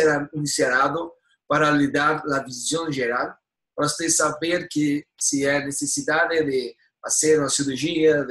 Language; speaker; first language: Spanish; non-native, learner; Portuguese